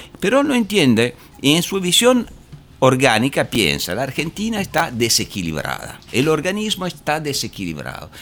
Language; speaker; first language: Spanish; non-native, fluent; Italian